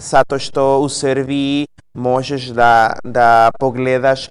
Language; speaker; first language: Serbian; non-native, learner; Spanish